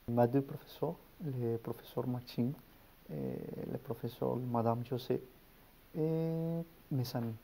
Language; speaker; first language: French; non-native, learner; Spanish